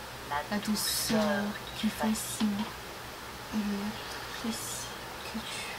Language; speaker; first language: French; non-native, learner; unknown